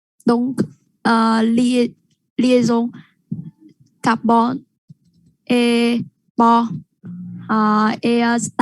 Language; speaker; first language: French; non-native, learner; Vietnamese